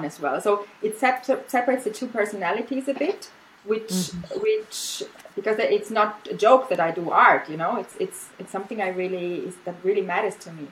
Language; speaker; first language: English; non-native, fluent; German